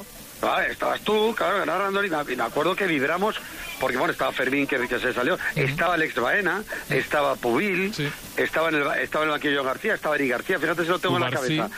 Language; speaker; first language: Spanish; native; Spanish